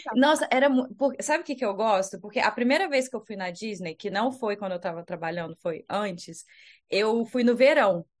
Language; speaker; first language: Portuguese; native; Portuguese